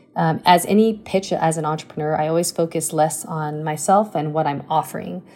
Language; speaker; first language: English; early bilingual, other home language; Chinese